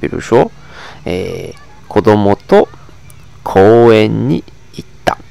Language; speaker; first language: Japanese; non-native, fluent; Chinese